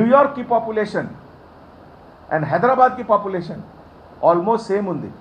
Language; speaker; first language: Telugu; non-native, fluent; Hindi